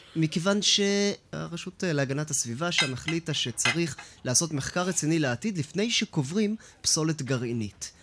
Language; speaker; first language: Hebrew; native; Hebrew